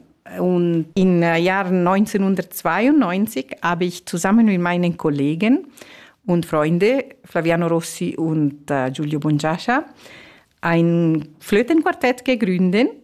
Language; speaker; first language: German; non-native, learner; Italian